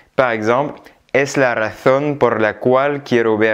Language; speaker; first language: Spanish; non-native, fluent; French